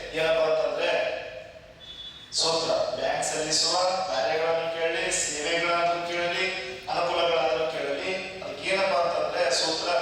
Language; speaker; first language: Kannada; native; Kannada